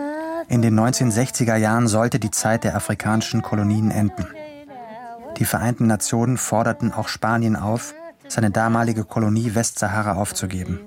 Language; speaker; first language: German; native; German